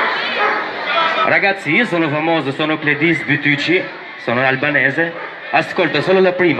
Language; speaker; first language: Italian; non-native, learner; Albanian